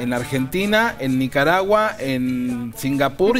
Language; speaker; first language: Spanish; native; Spanish